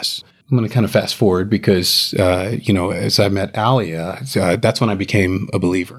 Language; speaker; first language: English; native; English